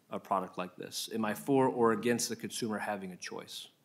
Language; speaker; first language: English; native; English